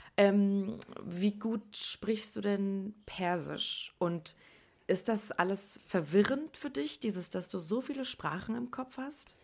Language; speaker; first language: German; early bilingual, other home language; Persian